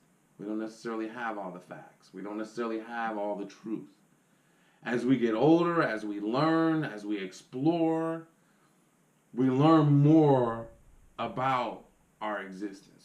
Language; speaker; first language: English; native; English